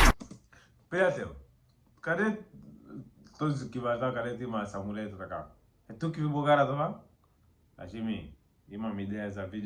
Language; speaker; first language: Bulgarian; non-native, learner; Portuguese